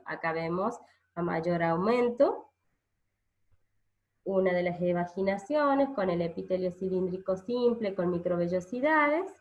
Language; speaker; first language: Spanish; native; Spanish